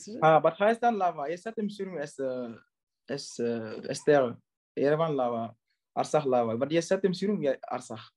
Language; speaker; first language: Armenian; non-native, learner; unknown